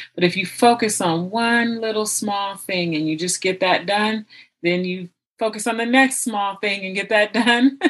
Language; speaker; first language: English; native; English